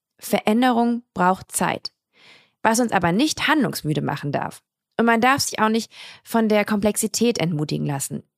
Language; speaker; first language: German; native; German